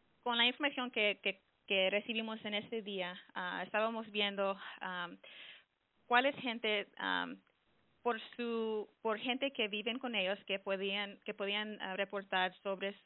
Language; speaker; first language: Spanish; early bilingual, heritage; English